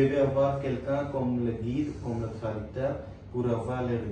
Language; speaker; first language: French; non-native, learner; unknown